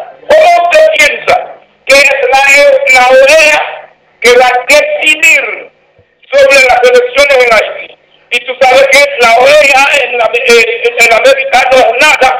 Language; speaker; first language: Spanish; non-native, fluent; Haitian Creole